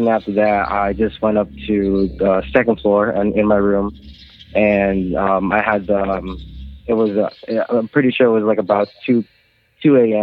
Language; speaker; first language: English; non-native, local second language; Filipino